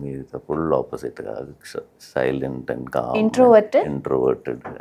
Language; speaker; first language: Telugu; non-native, learner; Malayalam